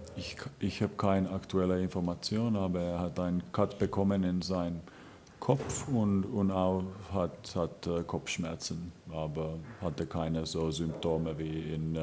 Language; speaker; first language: German; non-native, fluent; Finnish